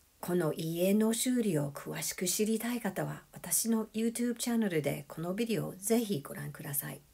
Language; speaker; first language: Japanese; non-native, fluent; English